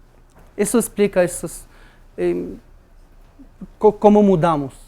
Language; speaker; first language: Portuguese; non-native, learner; Arabic